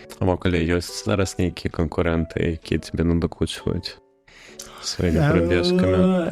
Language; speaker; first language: Belarusian; non-native, local second language; Russian